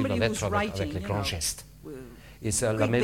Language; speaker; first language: French; non-native, fluent; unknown